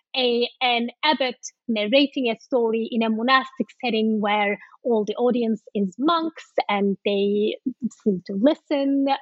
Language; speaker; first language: English; non-native, fluent; Turkish